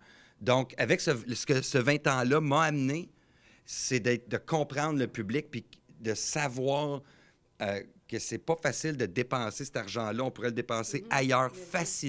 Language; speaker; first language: French; native; French